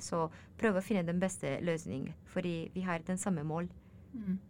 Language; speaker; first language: Norwegian; non-native, learner; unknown